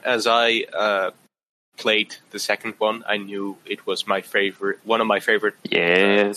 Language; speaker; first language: English; non-native, fluent; Dutch